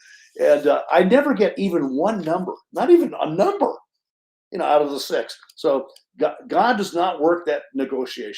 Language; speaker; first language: English; native; English